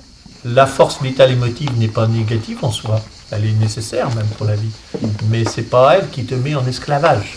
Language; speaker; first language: French; native; French